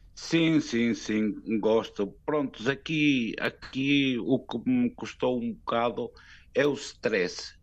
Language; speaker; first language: Portuguese; early bilingual, heritage; Portuguese